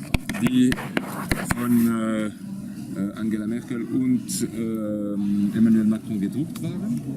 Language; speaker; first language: German; non-native, fluent; French